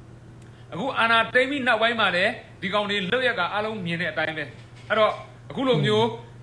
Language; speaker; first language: Burmese; native; Burmese